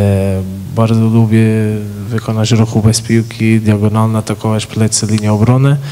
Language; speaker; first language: Polish; non-native, fluent; Portuguese